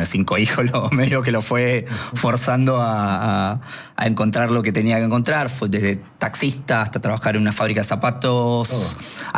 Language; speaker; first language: Spanish; non-native, local second language; Quechua